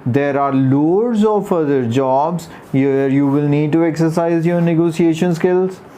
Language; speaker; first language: English; non-native, local second language; Punjabi